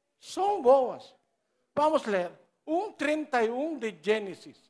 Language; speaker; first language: Portuguese; non-native, learner; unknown